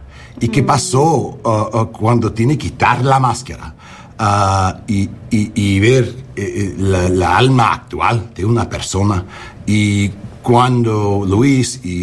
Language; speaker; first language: Spanish; non-native, learner; English